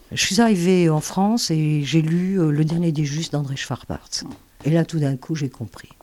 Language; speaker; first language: French; early bilingual, other home language; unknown